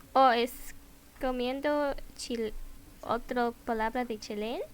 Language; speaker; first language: Spanish; non-native, learner; English